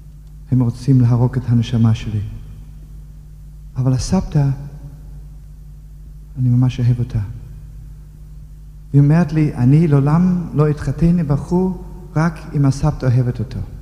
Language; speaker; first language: Hebrew; non-native, fluent; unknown